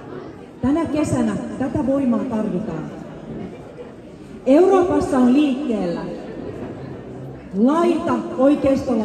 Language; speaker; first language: Finnish; early bilingual, other home language; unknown